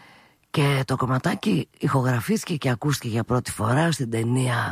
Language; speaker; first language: Greek; native; Greek